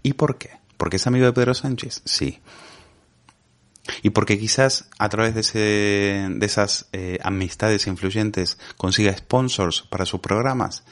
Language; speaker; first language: Spanish; native; Spanish